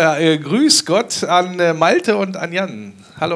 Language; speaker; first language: German; native; German